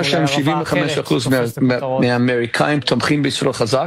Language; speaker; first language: Hebrew; non-native, fluent; English